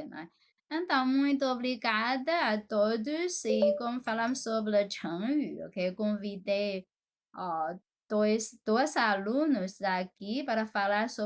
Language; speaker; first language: Portuguese; non-native, fluent; Chinese